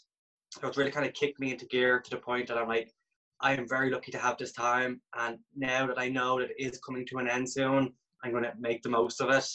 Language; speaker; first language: English; native; English